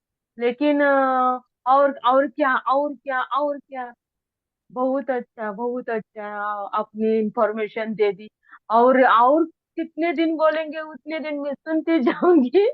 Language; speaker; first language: Hindi; non-native, local second language; Marathi